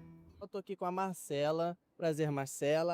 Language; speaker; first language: Portuguese; native; Portuguese